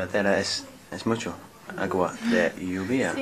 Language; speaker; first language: Spanish; non-native, learner; English